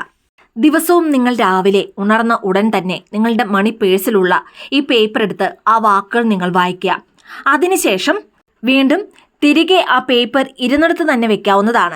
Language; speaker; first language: Malayalam; native; Malayalam